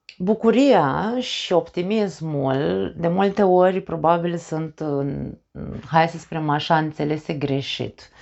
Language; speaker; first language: Romanian; native; Romanian